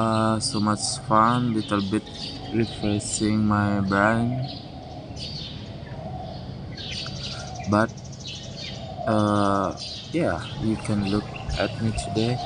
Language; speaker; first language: English; non-native, learner; Indonesian